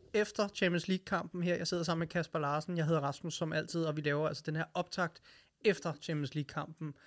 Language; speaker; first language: Danish; native; Danish